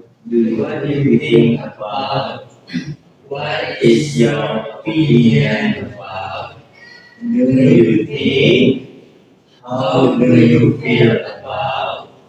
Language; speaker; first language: English; non-native, learner; Indonesian